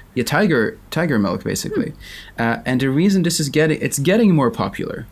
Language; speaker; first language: English; non-native, fluent; Swedish